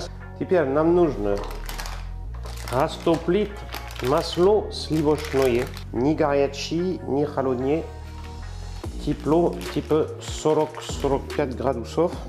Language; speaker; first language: Russian; non-native, learner; French